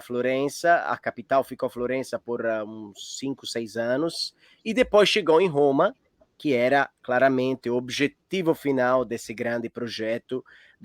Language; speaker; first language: Portuguese; non-native, fluent; Italian